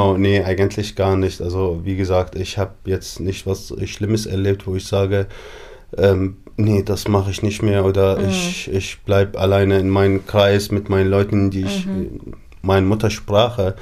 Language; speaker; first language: German; non-native, fluent; Arabic